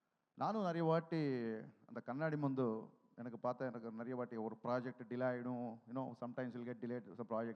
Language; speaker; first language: Tamil; non-native, learner; Telugu